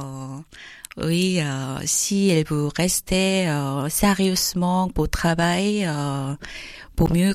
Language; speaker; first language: French; non-native, learner; Korean